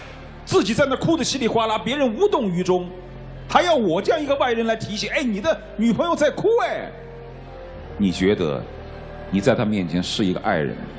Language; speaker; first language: Chinese; native; Chinese